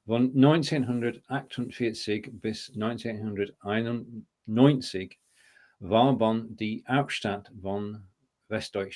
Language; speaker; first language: German; non-native, learner; English